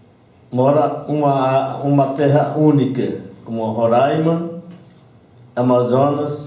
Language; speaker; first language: Portuguese; non-native, local second language; Yanomámi